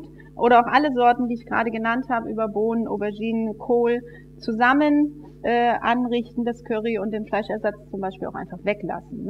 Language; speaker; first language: German; native; German